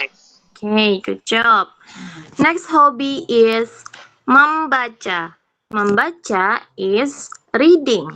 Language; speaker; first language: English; non-native, fluent; Indonesian